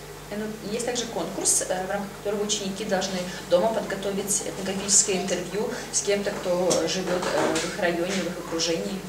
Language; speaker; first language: Polish; non-native, fluent; Russian